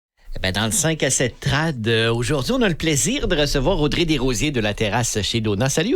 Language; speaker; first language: French; native; French